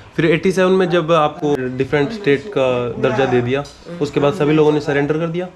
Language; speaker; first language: Hindi; native; Hindi